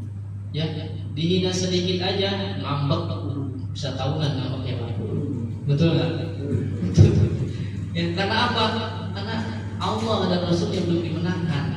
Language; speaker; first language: Indonesian; native; Indonesian